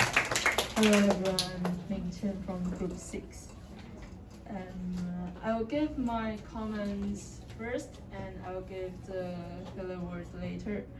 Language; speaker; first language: English; non-native, learner; Chinese